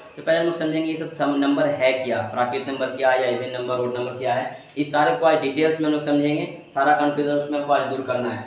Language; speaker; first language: Hindi; native; Hindi